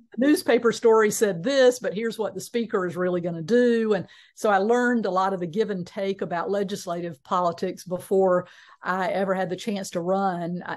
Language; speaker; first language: English; native; English